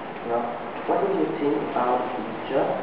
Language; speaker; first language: English; non-native, learner; Vietnamese